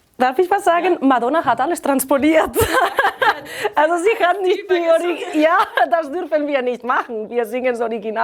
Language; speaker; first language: German; non-native, fluent; Catalan